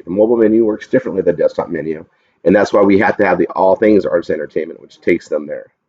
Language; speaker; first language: English; native; English